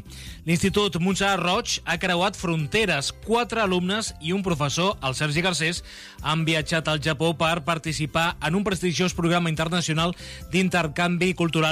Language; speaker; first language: Catalan; native; Catalan